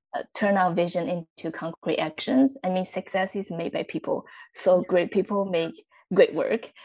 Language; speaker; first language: English; non-native, fluent; Chinese